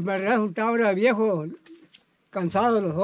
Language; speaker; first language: Spanish; native; Spanish